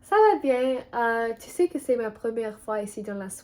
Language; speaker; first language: French; non-native, learner; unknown